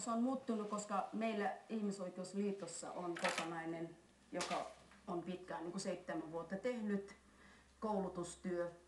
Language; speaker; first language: Finnish; non-native, fluent; Somali